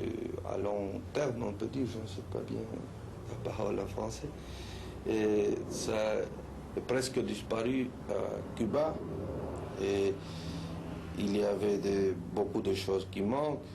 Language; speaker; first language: French; non-native, fluent; Spanish